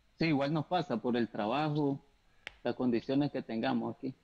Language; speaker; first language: Spanish; native; Spanish